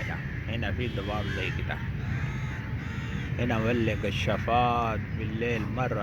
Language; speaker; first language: Arabic; non-native, learner; Urdu